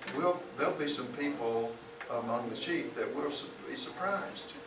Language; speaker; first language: English; native; English